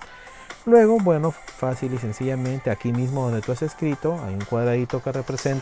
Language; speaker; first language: Spanish; native; Spanish